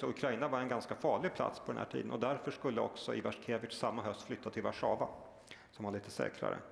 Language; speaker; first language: Swedish; native; Swedish